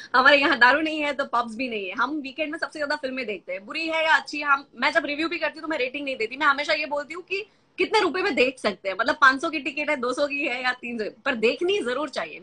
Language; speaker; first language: Hindi; non-native, local second language; Gujarati